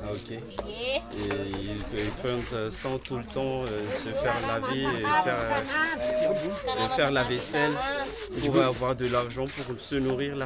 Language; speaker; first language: French; non-native, local second language; Malagasy